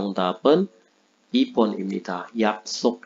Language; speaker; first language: Korean; non-native, fluent; Indonesian